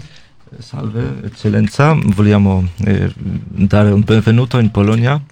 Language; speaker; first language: Italian; non-native, fluent; Polish